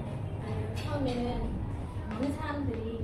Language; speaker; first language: Korean; non-native, learner; Vietnamese